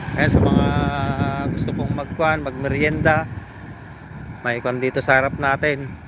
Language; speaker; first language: Filipino; non-native, local second language; Iloko